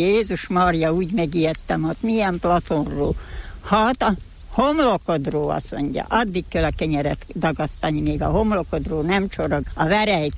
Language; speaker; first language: Hungarian; native; Hungarian